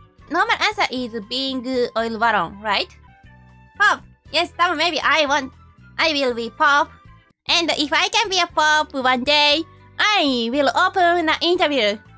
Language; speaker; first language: English; non-native, learner; Japanese